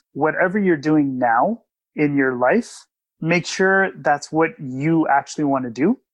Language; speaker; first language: English; native; English